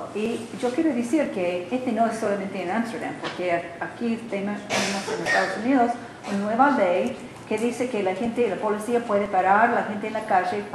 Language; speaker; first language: Spanish; non-native, learner; English